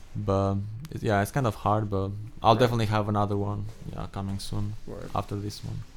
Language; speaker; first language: English; non-native, fluent; Albanian